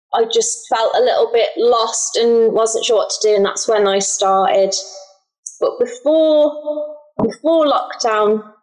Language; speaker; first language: English; native; English